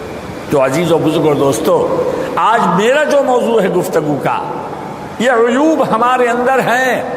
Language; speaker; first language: Urdu; native; Urdu